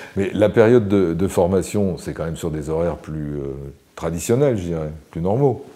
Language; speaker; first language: French; native; French